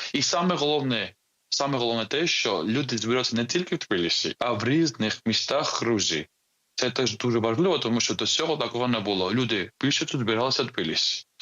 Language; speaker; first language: Ukrainian; non-native, fluent; Georgian